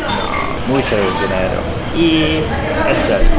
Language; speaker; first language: Spanish; non-native, learner; English